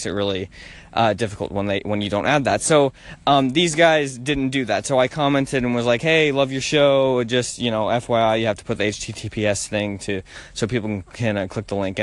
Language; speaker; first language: English; native; English